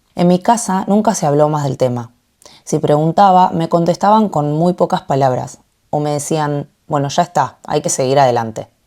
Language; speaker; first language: Spanish; early bilingual, other home language; Korean